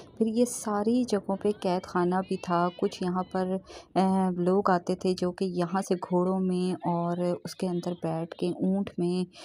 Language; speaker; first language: Urdu; native; Urdu